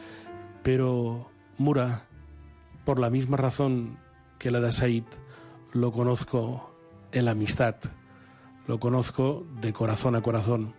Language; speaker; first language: Spanish; non-native, local second language; Catalan